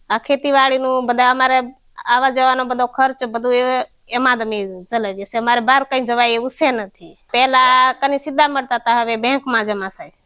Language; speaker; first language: Gujarati; non-native, local second language; Rathawi